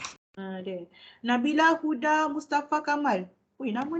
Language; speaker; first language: Malay; native; Malay